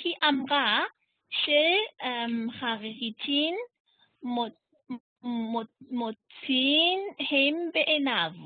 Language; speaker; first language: Hebrew; non-native, learner; German